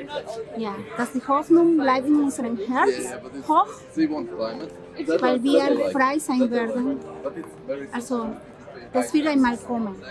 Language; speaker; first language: German; non-native, learner; Spanish